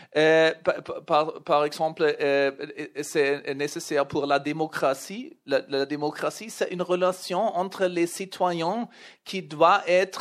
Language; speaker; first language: French; non-native, learner; German